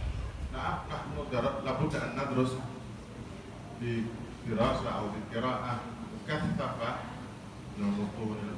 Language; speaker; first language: Arabic; native; Arabic